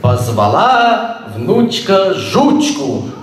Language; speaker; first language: Russian; non-native, learner; Lithuanian